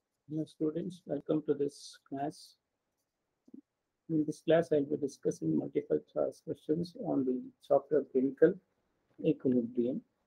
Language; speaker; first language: English; non-native, local second language; Kannada